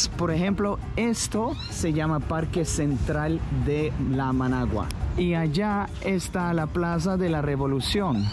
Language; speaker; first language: Spanish; non-native, fluent; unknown